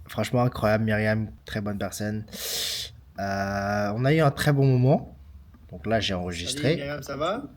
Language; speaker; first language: French; native; French